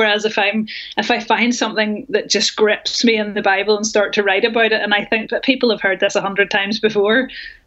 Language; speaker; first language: English; native; English